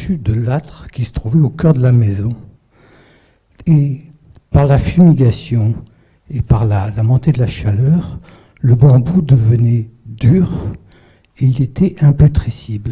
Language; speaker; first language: French; native; French